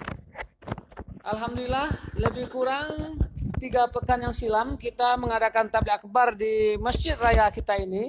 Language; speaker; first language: Indonesian; non-native, local second language; Minangkabau